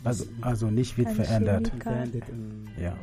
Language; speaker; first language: German; non-native, fluent; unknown